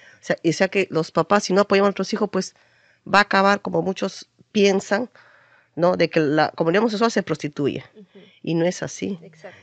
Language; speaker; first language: Spanish; native; Spanish